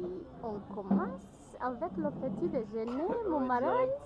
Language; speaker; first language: French; non-native, local second language; Kinyarwanda